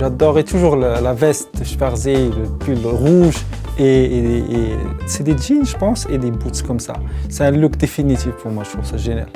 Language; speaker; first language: French; non-native, local second language; Arabic